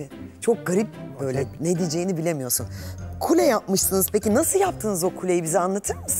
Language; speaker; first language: Turkish; native; Turkish